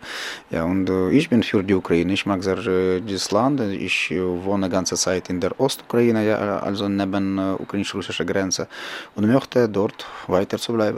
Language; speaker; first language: German; non-native, learner; Ukrainian